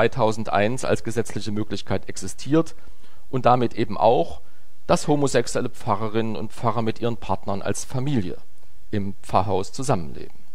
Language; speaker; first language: German; native; German